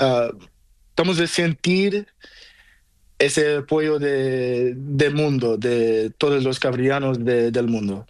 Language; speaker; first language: Spanish; non-native, learner; Portuguese